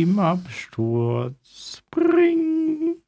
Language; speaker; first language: German; native; German